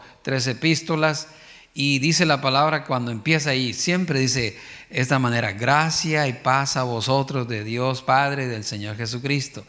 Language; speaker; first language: Spanish; native; Spanish